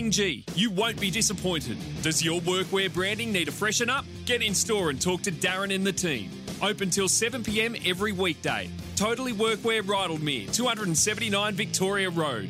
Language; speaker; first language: English; native; English